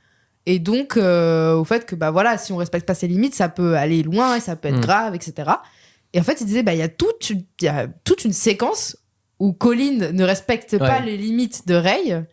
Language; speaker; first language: French; native; French